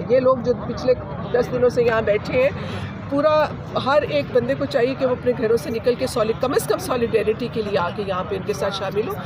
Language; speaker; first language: Urdu; non-native, local second language; Punjabi